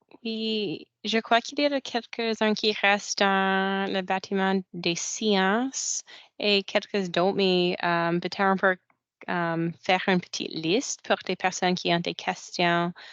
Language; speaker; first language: French; non-native, local second language; English